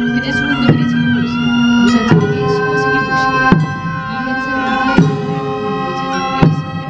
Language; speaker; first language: Korean; native; Korean